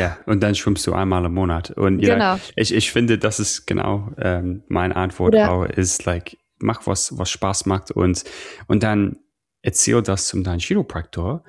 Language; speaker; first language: German; non-native, learner; English